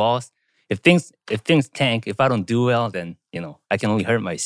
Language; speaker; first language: English; non-native, fluent; Korean